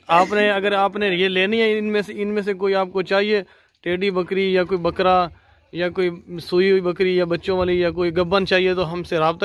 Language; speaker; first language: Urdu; non-native, local second language; Punjabi